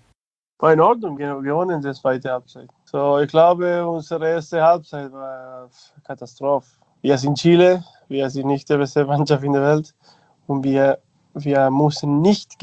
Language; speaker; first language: German; non-native, learner; Spanish